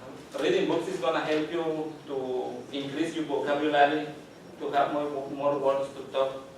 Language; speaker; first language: English; non-native, learner; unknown